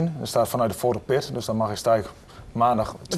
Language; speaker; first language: Dutch; native; Dutch